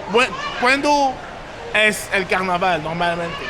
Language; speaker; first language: Spanish; non-native, learner; English